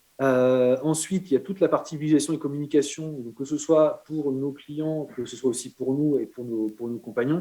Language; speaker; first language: French; native; French